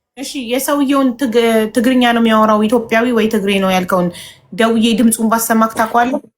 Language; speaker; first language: Amharic; native; Amharic